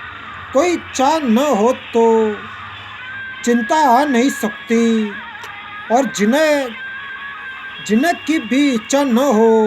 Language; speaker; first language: Hindi; native; Hindi